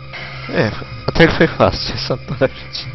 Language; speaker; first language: Portuguese; native; Portuguese